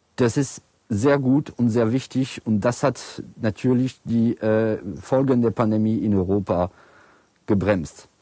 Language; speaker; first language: German; non-native, fluent; French